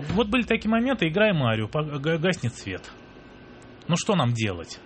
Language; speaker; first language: Russian; native; Russian